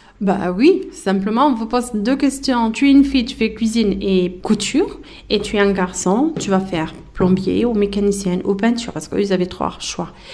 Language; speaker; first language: French; early bilingual, other home language; Arabic